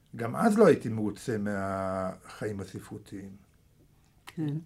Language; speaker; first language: Hebrew; early bilingual, other home language; Russian